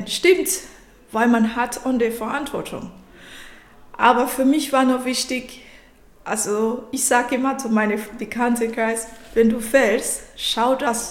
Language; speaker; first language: German; non-native, fluent; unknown